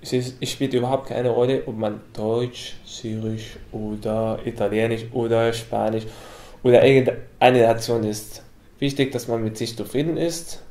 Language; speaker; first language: German; non-native, local second language; Arabic